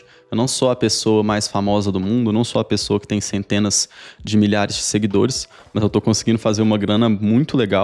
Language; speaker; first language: Portuguese; native; Portuguese